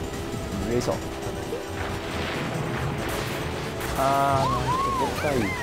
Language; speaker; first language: Japanese; native; Japanese